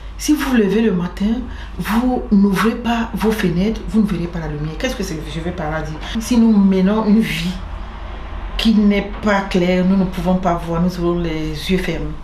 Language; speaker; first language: French; non-native, local second language; Basaa